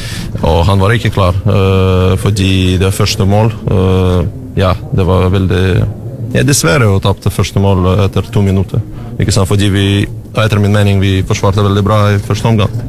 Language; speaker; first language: Norwegian; non-native, learner; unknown